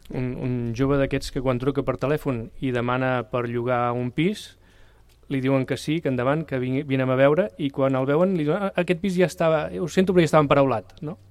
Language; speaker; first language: Catalan; native; Catalan